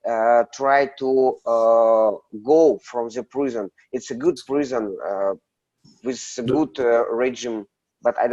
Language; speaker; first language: English; non-native, learner; Russian